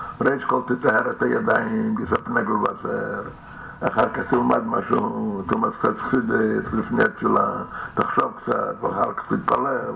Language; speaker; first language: Hebrew; non-native, fluent; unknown